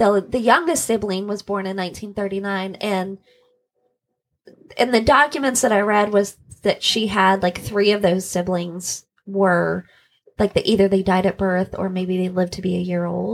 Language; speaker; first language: English; native; English